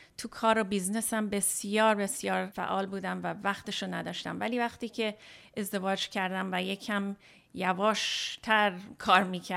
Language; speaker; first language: Persian; early bilingual, heritage; Persian